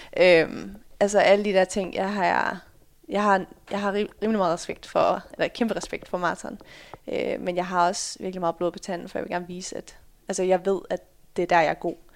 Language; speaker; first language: Danish; early bilingual, other home language; Dutch